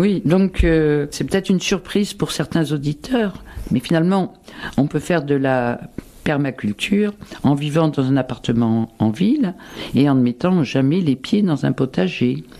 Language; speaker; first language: French; native; French